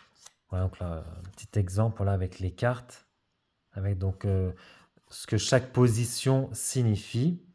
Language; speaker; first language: French; native; French